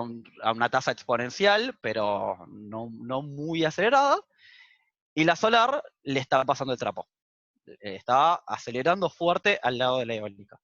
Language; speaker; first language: Spanish; native; Spanish